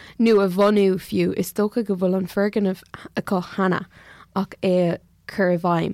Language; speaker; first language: Irish; non-native, local second language; English